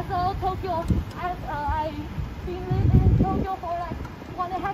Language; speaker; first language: English; non-native, fluent; Chinese